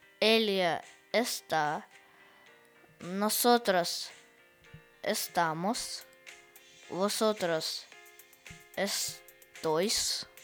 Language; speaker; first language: Spanish; non-native, learner; Russian